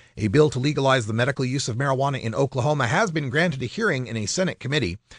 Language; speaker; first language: English; native; English